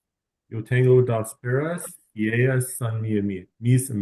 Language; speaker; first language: Spanish; non-native, learner; English